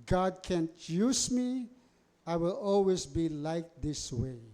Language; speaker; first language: English; non-native, local second language; Filipino